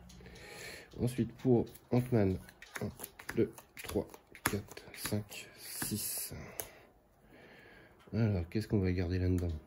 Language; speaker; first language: French; native; French